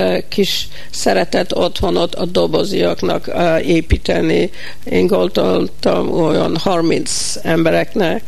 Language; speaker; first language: Hungarian; early bilingual, heritage; Hungarian